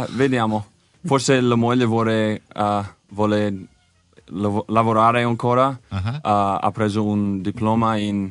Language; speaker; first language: Italian; non-native, learner; English